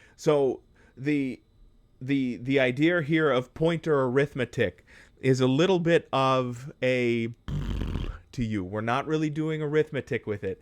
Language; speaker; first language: English; native; English